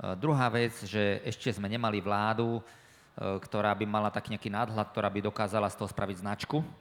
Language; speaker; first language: Slovak; native; Slovak